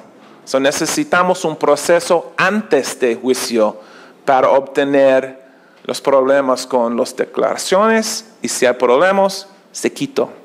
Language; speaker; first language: Spanish; non-native, learner; English